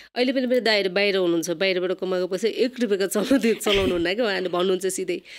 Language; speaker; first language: Nepali; non-native, local second language; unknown